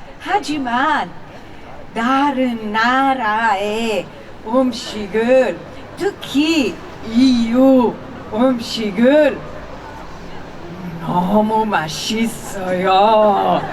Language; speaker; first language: Korean; non-native, learner; Italian